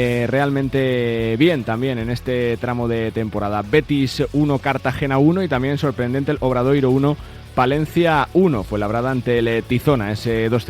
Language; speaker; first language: Spanish; native; Spanish